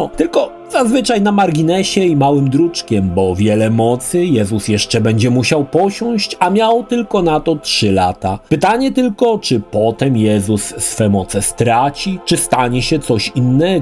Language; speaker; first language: Polish; native; Polish